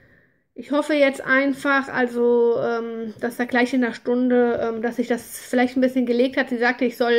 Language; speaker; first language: German; native; German